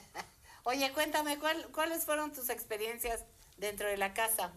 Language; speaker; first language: Spanish; native; Spanish